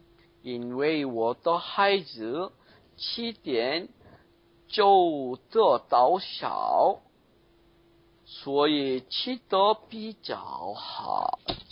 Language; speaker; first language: Chinese; non-native, learner; Korean